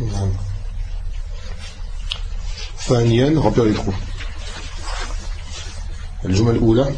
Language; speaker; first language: Arabic; non-native, fluent; French